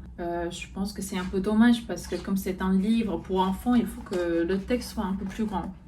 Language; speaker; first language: French; non-native, fluent; Korean